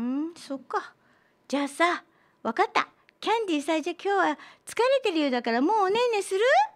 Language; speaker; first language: Japanese; native; Japanese